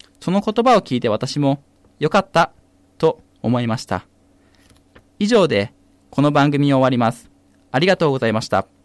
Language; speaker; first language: Japanese; native; Japanese